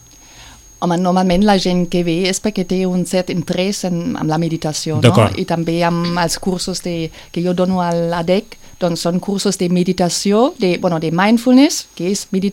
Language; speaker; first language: Catalan; non-native, fluent; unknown